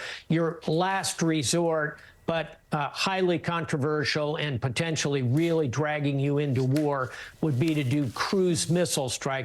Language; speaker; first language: English; native; English